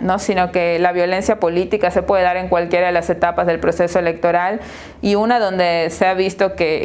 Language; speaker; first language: Spanish; native; Spanish